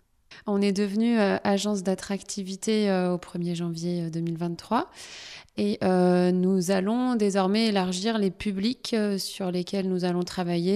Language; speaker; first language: French; native; French